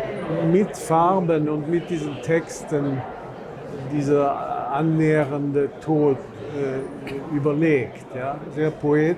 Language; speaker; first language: German; non-native, fluent; Swedish